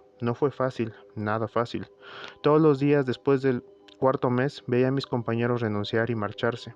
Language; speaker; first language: Spanish; native; Spanish